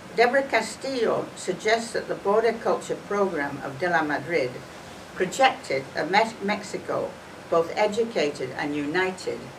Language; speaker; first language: English; native; English